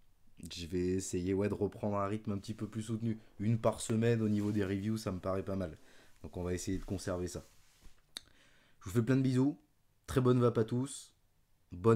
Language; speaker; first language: French; native; French